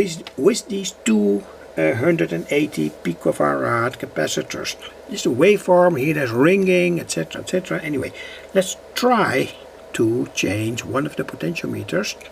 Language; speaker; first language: English; non-native, fluent; Dutch